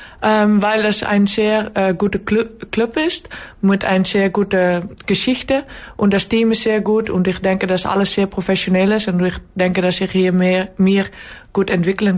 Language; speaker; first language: German; non-native, learner; Dutch